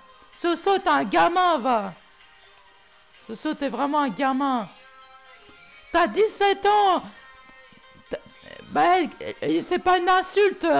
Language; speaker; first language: French; native; French